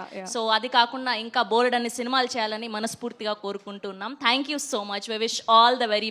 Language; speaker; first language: Telugu; native; Telugu